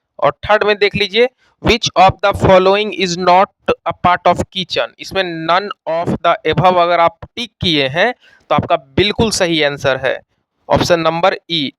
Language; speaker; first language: Hindi; native; Hindi